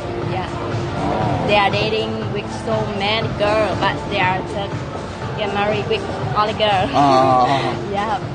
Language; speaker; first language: English; non-native, learner; Vietnamese